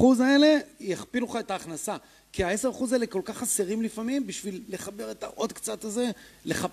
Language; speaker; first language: Hebrew; early bilingual, other home language; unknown